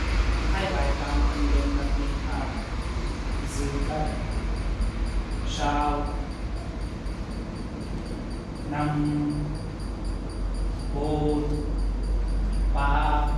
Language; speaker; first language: Vietnamese; non-native, learner; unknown